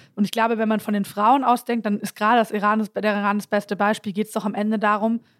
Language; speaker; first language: German; native; German